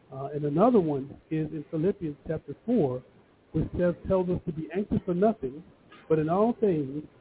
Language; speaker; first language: English; early bilingual, other home language; Yoruba